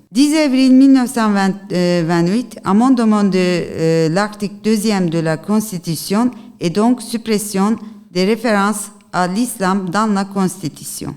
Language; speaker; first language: French; non-native, learner; Turkish